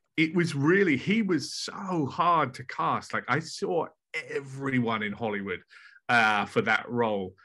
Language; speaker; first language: English; native; English